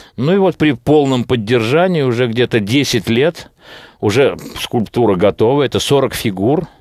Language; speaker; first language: Russian; native; Russian